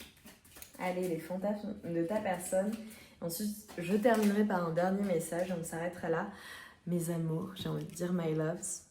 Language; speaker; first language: French; native; French